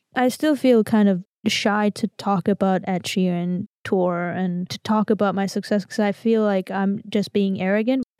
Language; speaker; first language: English; non-native, fluent; Armenian